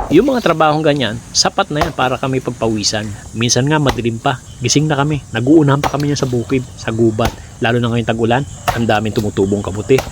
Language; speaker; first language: Filipino; non-native, local second language; Cebuano